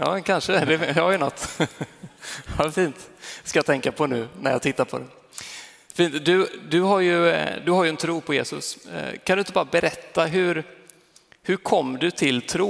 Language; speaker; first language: Swedish; native; Swedish